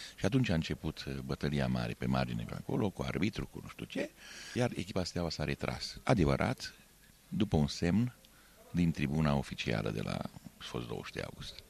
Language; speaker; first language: Romanian; non-native, local second language; Hungarian